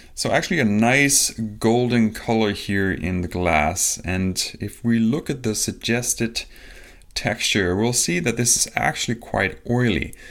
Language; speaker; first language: English; non-native, fluent; Danish